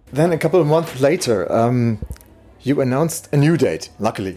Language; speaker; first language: English; non-native, fluent; German